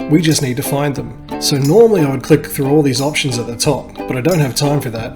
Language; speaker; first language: English; native; English